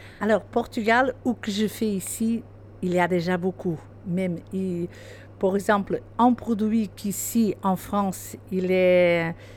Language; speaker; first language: French; non-native, fluent; Portuguese